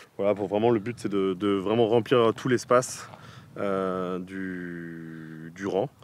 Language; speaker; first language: French; native; French